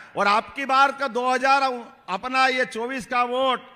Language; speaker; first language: Hindi; native; Hindi